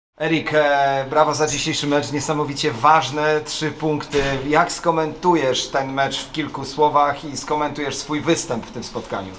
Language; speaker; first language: Polish; native; Polish